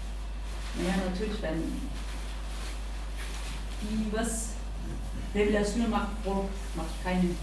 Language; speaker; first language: German; non-native, learner; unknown